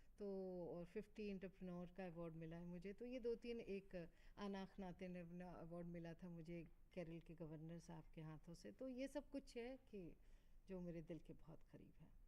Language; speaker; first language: Hindi; native; Hindi